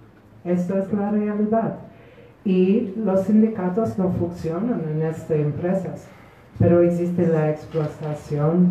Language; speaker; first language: Spanish; non-native, fluent; Polish